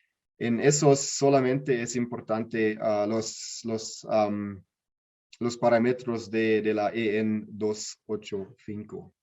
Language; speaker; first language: Spanish; non-native, learner; German